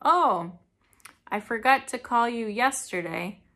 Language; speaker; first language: English; native; English